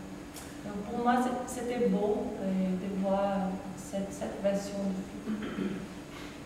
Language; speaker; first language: French; non-native, fluent; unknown